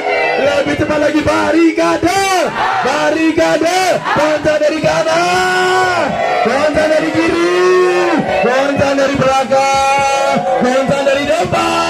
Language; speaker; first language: Indonesian; non-native, local second language; Javanese